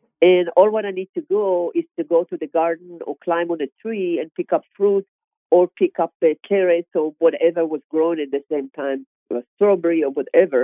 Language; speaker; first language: English; non-native, learner; Hebrew